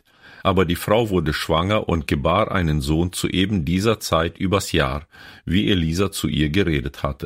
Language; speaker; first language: German; native; German